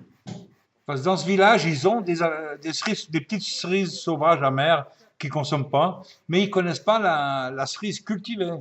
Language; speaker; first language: French; native; French